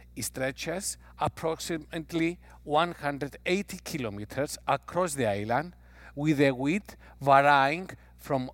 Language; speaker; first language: English; non-native, fluent; Greek